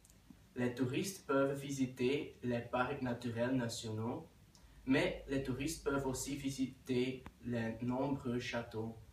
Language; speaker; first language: French; non-native, learner; Dutch